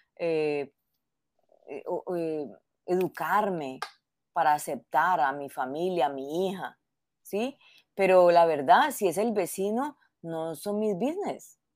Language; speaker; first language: Spanish; native; Spanish